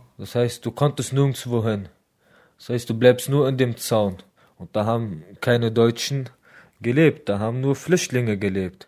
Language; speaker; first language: German; early bilingual, other home language; Arabic